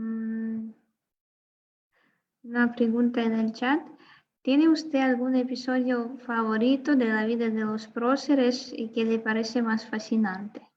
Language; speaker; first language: Spanish; non-native, fluent; Russian